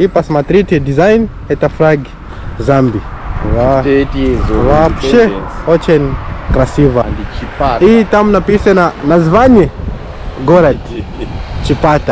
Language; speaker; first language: Russian; non-native, fluent; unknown